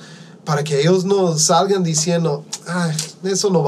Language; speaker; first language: Spanish; non-native, fluent; English